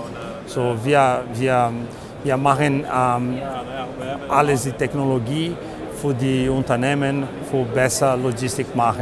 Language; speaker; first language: German; non-native, learner; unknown